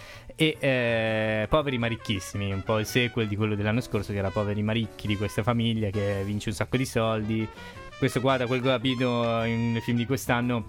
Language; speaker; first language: Italian; native; Italian